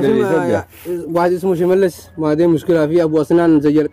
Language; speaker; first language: Arabic; non-native, learner; Oromo